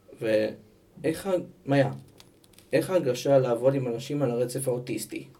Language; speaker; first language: Hebrew; native; Hebrew